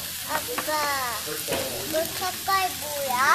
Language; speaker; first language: Korean; early bilingual, other home language; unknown